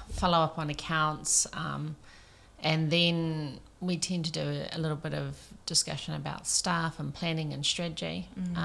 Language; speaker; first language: English; native; English